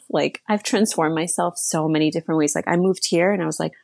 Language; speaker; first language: English; early bilingual, other home language; Slovak